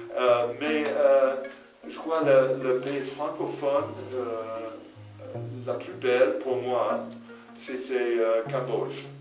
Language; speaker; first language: French; non-native, fluent; English